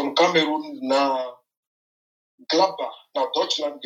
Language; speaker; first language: German; non-native, fluent; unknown